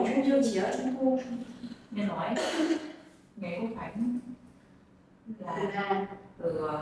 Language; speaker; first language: Chinese; non-native, learner; Vietnamese